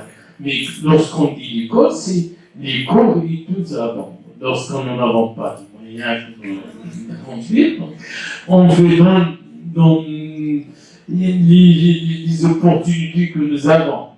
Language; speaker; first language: French; non-native, local second language; Arabic